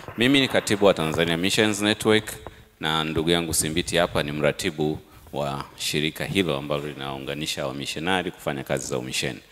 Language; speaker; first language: Swahili; native; Swahili